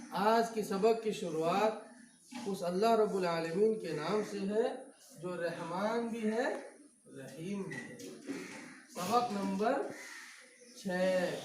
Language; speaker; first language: Hindi; native; Hindi